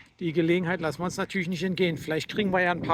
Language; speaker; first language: German; native; German